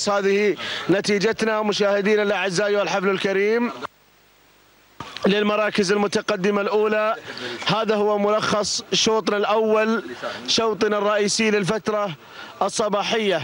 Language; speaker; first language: Arabic; native; Arabic